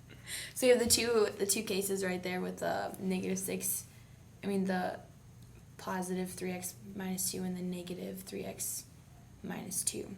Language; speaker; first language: English; native; English